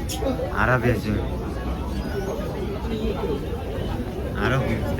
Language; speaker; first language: Japanese; non-native, learner; Mongolian